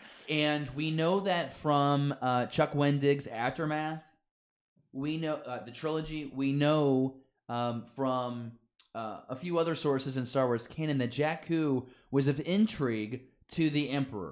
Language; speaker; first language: English; native; English